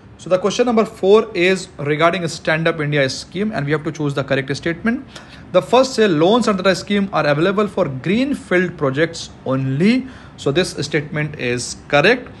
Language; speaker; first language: English; non-native, local second language; Hindi